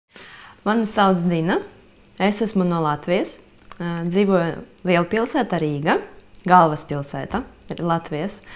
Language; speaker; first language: Latvian; non-native, local second language; Russian